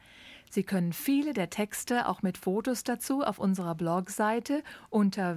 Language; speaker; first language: German; native; German